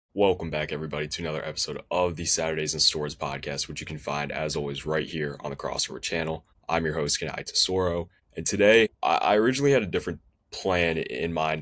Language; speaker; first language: English; native; English